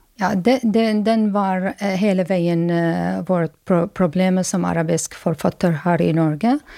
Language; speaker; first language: Norwegian; non-native, learner; Arabic